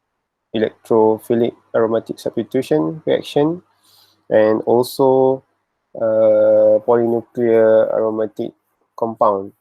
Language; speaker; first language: English; non-native, local second language; Malay